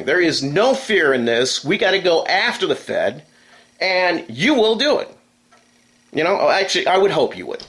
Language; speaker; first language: English; native; English